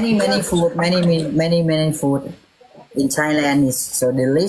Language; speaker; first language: English; non-native, learner; Thai